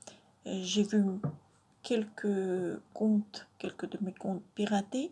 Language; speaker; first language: French; non-native, fluent; Russian